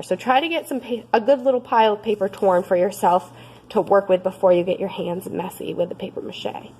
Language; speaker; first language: English; native; English